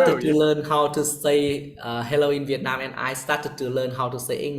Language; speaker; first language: English; non-native, learner; Vietnamese